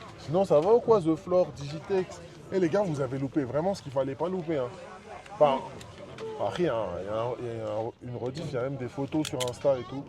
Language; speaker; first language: French; native; French